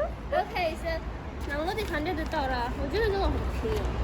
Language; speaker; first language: Chinese; non-native, learner; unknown